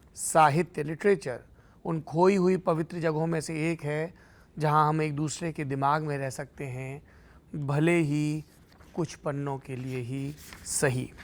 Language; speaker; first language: Hindi; native; Hindi